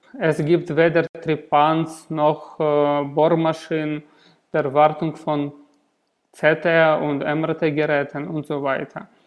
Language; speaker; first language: German; non-native, learner; Russian